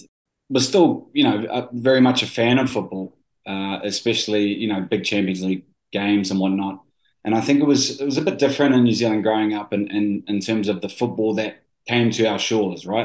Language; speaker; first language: English; native; English